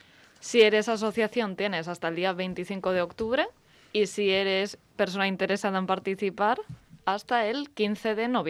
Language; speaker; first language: Spanish; native; Spanish